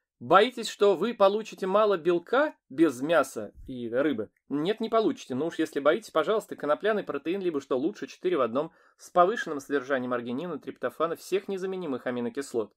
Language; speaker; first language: Russian; native; Russian